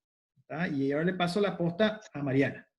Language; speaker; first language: Spanish; native; Spanish